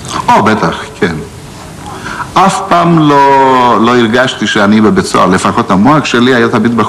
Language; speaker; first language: Hebrew; non-native, fluent; Greek